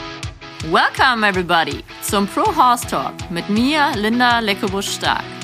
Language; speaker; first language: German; native; German